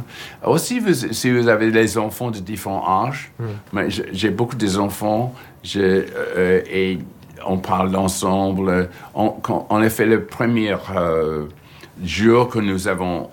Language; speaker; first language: French; non-native, fluent; English